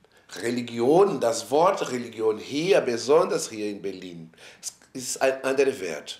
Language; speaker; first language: German; non-native, fluent; Portuguese